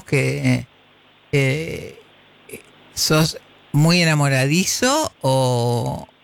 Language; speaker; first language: Spanish; native; Spanish